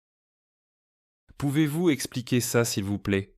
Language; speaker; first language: French; native; French